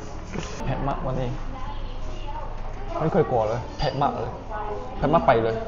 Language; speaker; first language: Thai; non-native, learner; Cantonese